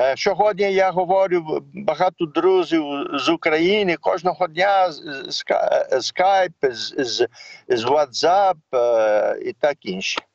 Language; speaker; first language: Ukrainian; early bilingual, heritage; Ukrainian